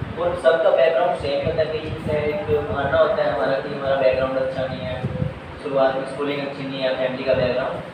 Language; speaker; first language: Hindi; native; Hindi